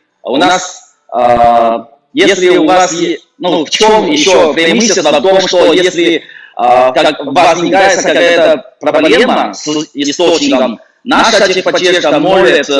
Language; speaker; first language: Russian; non-native, fluent; Chinese